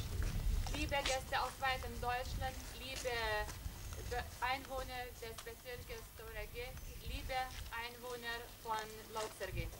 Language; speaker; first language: German; non-native, fluent; Lithuanian